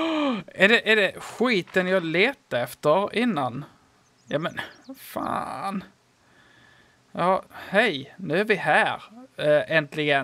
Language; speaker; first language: Swedish; native; Swedish